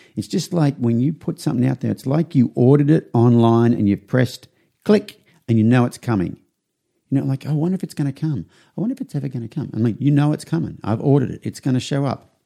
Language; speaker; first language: English; native; English